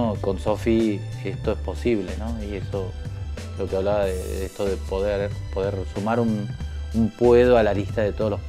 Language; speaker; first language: Spanish; native; Spanish